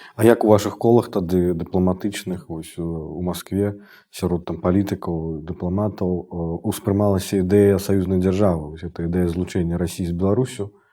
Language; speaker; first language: Belarusian; non-native, local second language; Russian